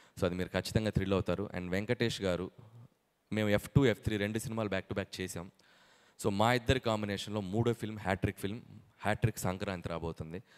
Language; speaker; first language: Telugu; native; Telugu